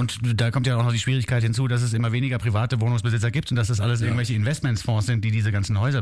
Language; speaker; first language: German; native; German